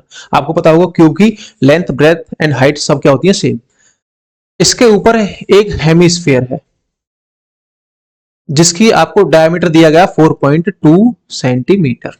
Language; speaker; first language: Hindi; native; Hindi